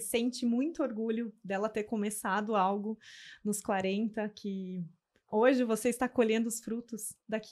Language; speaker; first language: Portuguese; native; Portuguese